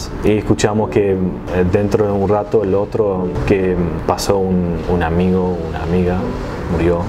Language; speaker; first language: Spanish; non-native, fluent; Arabic